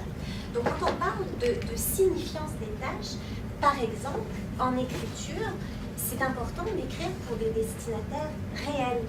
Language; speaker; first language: French; native; French